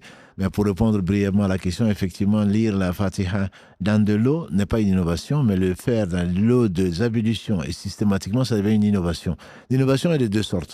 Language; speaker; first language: French; native; French